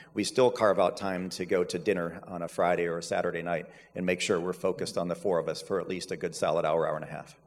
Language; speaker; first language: English; native; English